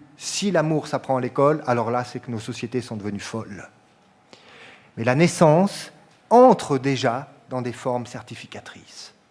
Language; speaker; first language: French; native; French